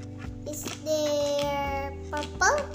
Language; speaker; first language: English; non-native, learner; Indonesian